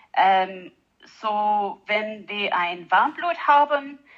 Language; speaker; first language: German; non-native, fluent; English